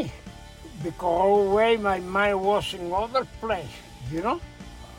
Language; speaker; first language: English; non-native, learner; Spanish